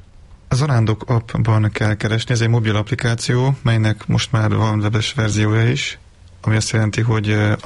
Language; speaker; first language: Hungarian; native; Hungarian